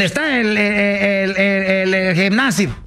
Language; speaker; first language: Spanish; native; Spanish